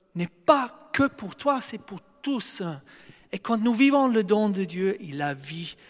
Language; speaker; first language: French; non-native, fluent; English